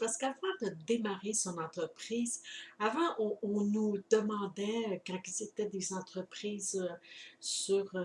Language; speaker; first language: French; native; French